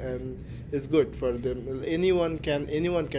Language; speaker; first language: English; non-native, fluent; Bangla